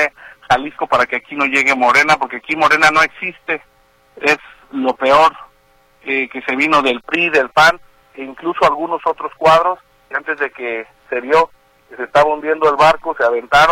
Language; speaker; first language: Spanish; native; Spanish